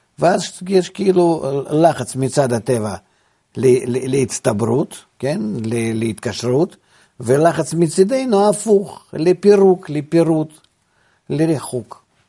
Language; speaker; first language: Hebrew; non-native, fluent; Russian